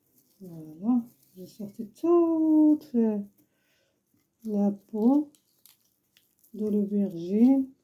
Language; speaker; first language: French; non-native, learner; Arabic